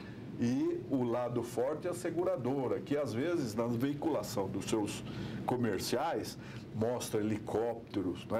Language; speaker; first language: Portuguese; native; Portuguese